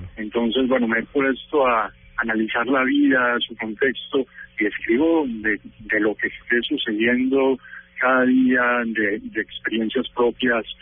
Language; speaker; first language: Spanish; native; Spanish